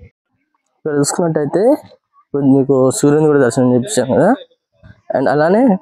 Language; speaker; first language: Telugu; native; Telugu